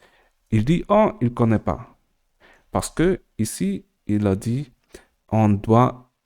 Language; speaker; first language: French; non-native, learner; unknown